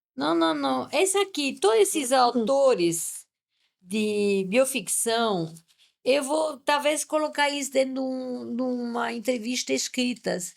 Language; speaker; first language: Portuguese; non-native, fluent; French